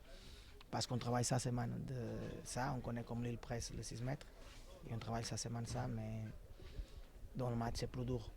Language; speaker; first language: French; non-native, fluent; Portuguese